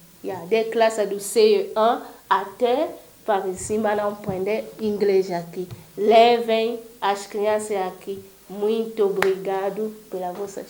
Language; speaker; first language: Portuguese; non-native, learner; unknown